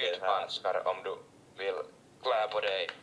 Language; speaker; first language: Swedish; non-native, local second language; Finnish